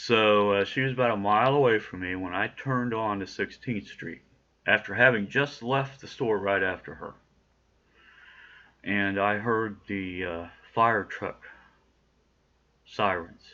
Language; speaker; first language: English; native; English